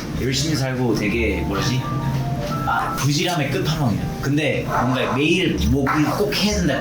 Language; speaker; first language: Korean; early bilingual, heritage; Korean